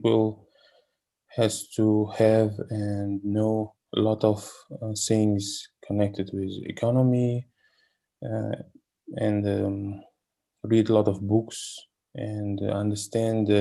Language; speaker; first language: English; non-native, learner; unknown